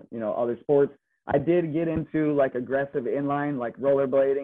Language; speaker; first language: English; native; English